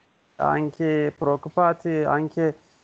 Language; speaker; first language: Italian; non-native, learner; Turkish